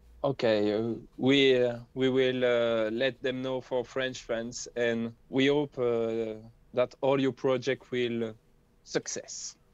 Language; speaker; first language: English; non-native, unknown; French